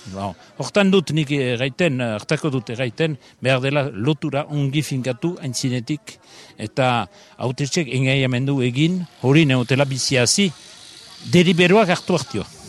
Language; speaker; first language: Basque; native; Basque